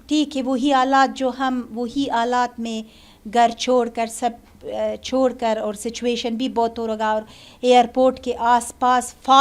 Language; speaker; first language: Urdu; non-native, learner; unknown